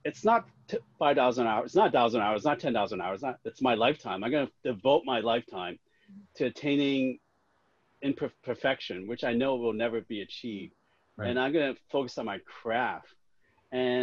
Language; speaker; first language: English; non-native, local second language; Cantonese